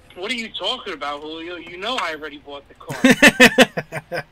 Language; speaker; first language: English; native; English